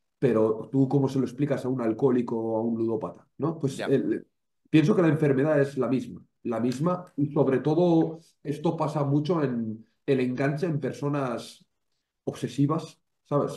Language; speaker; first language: Spanish; native; Spanish